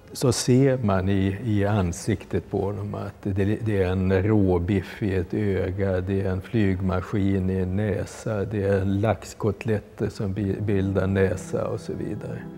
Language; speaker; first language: Swedish; native; Swedish